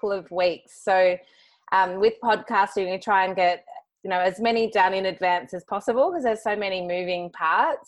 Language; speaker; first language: English; native; English